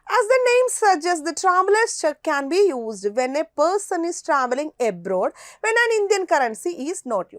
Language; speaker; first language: English; non-native, local second language; Malayalam